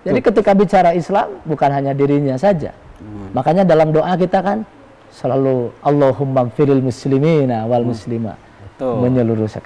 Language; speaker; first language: Indonesian; native; Indonesian